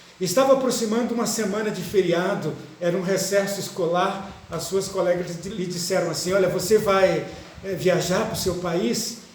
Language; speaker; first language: Portuguese; native; Portuguese